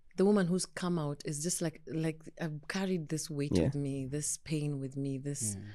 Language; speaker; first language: English; non-native, local second language; Kikuyu